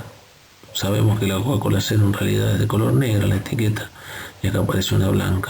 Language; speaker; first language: Spanish; native; Spanish